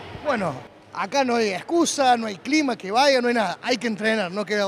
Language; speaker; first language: Spanish; native; Spanish